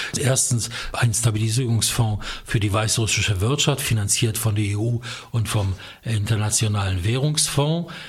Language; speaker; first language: German; non-native, fluent; Polish